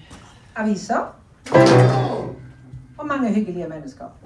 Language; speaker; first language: Norwegian; non-native, learner; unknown